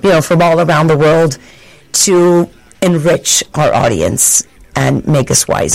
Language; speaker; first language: English; non-native, fluent; Spanish